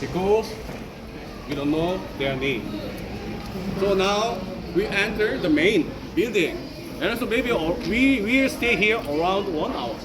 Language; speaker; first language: English; non-native, learner; Korean